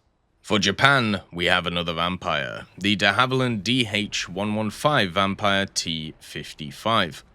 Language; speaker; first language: English; native; English